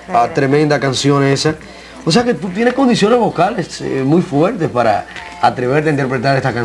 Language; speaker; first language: Spanish; native; Spanish